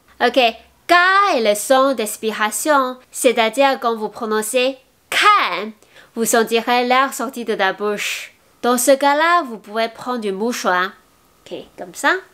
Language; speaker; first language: French; non-native, fluent; Chinese